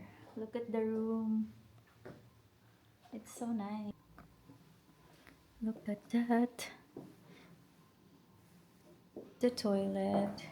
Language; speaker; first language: English; non-native, local second language; Filipino